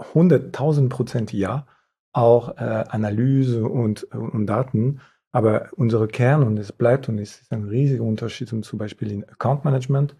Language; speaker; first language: German; non-native, fluent; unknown